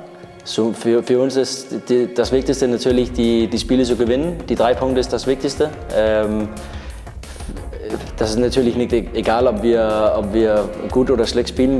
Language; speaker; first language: German; non-native, learner; Danish